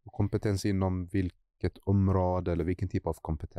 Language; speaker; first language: Swedish; non-native, fluent; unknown